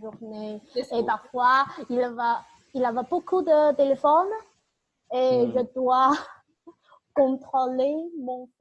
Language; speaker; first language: French; non-native, learner; Chinese